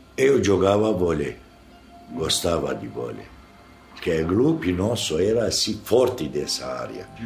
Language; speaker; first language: Portuguese; non-native, learner; Arabic